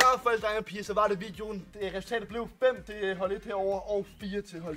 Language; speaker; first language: Danish; native; Danish